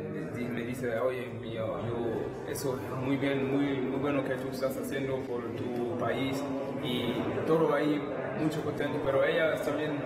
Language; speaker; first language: Spanish; non-native, learner; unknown